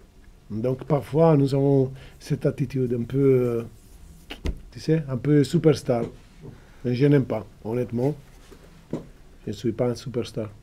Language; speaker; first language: French; non-native, fluent; Italian